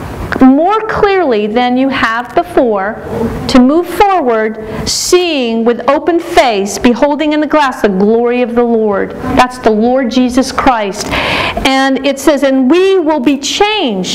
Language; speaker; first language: English; native; English